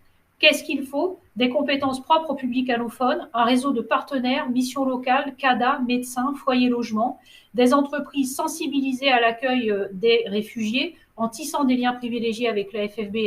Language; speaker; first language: French; native; French